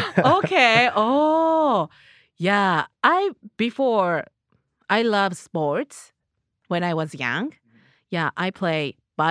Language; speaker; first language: English; non-native, learner; Japanese